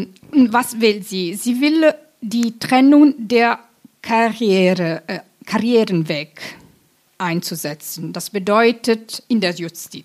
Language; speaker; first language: German; non-native, fluent; Italian